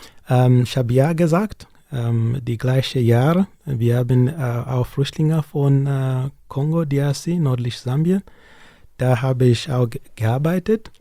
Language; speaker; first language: German; non-native, learner; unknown